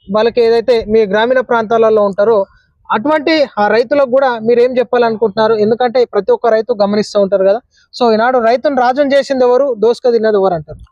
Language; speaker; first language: Telugu; native; Telugu